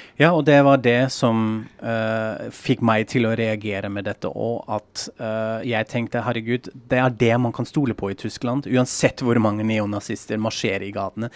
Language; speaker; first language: Norwegian; non-native, fluent; German